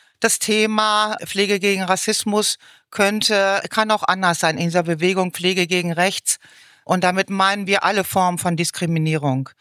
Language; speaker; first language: German; native; German